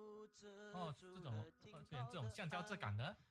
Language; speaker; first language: Chinese; native; Chinese